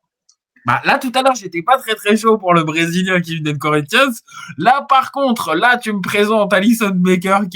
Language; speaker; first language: French; native; French